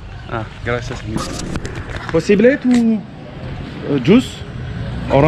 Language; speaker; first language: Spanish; non-native, learner; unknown